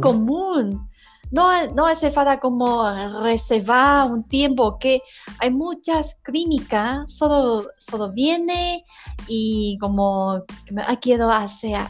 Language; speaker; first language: Spanish; non-native, learner; Chinese